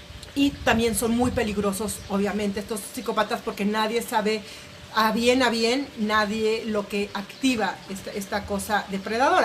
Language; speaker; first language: Spanish; native; Spanish